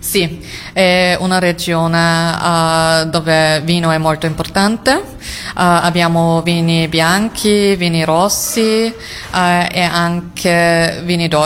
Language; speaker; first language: Italian; non-native, fluent; German